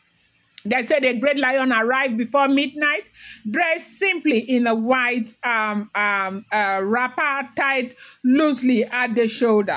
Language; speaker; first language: English; non-native, local second language; Yoruba